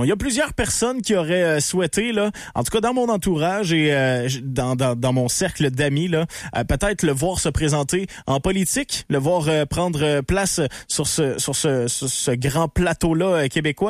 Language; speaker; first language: French; native; French